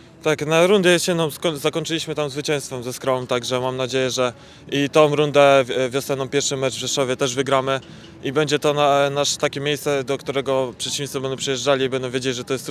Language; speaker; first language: Polish; native; Polish